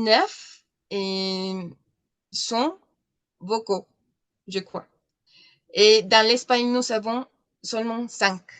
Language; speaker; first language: French; non-native, learner; Spanish